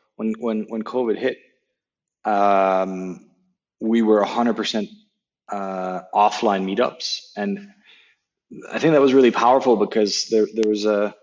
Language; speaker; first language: English; non-native, fluent; German